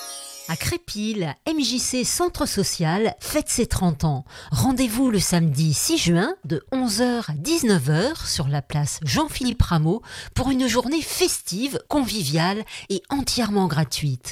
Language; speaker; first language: French; native; French